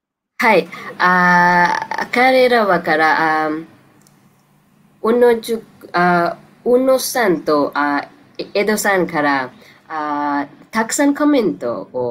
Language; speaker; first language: Japanese; non-native, learner; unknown